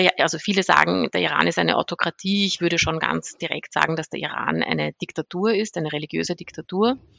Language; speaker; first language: German; early bilingual, other home language; Persian